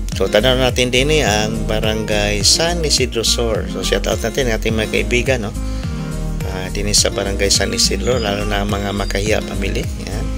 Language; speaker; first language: Filipino; native; Filipino